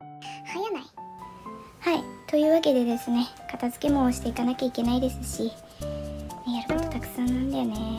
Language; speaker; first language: Japanese; native; Japanese